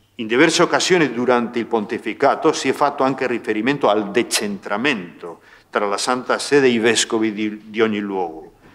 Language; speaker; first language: Italian; non-native, fluent; Spanish